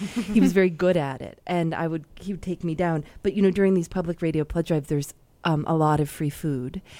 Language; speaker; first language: English; native; English